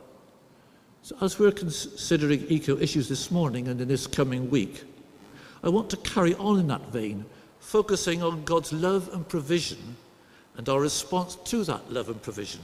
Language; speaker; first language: English; native; English